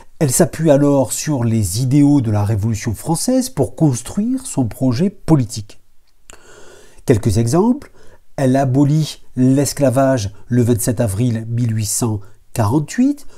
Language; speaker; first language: French; native; French